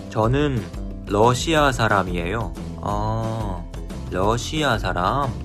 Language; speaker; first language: Korean; non-native, learner; Russian